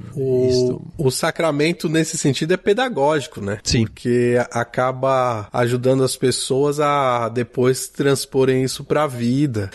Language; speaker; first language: Portuguese; native; Portuguese